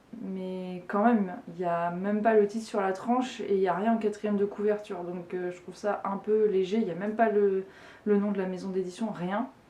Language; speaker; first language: French; native; French